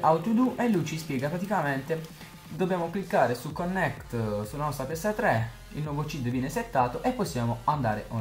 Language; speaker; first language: Italian; native; Italian